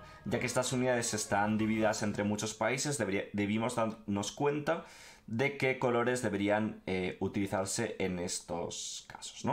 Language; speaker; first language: Spanish; native; Spanish